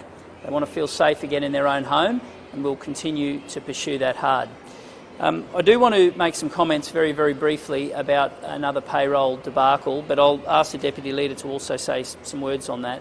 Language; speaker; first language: English; native; English